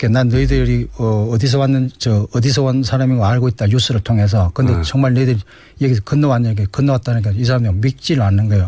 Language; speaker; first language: Korean; native; Korean